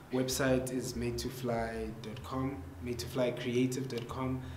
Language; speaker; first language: English; non-native, local second language; Tsonga